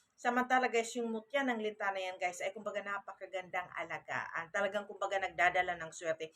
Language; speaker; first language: Filipino; native; Filipino